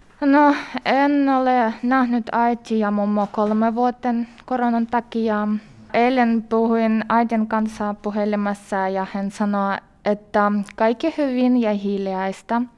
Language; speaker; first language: Finnish; non-native, learner; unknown